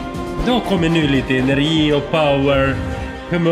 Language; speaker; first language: Swedish; non-native, learner; Russian